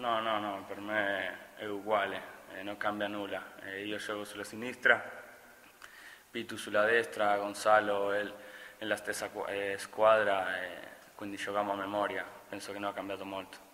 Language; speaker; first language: Italian; non-native, fluent; Spanish